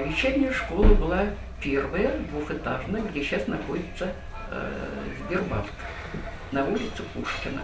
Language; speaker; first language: Russian; native; Russian